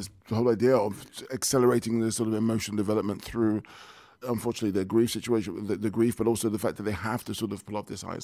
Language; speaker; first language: English; native; English